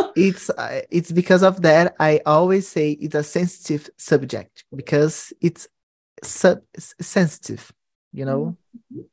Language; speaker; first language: English; non-native, fluent; Portuguese